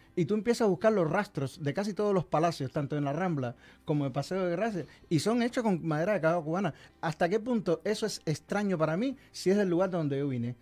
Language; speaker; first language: Spanish; native; Spanish